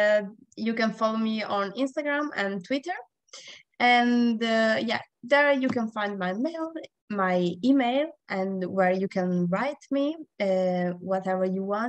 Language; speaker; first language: English; non-native, learner; Italian